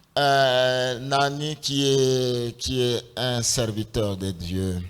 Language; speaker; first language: French; non-native, local second language; Swahili